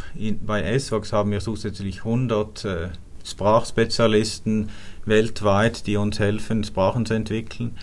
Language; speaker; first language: German; non-native, fluent; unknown